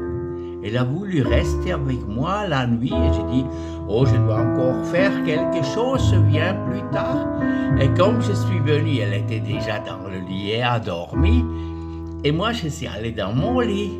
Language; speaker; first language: French; non-native, fluent; German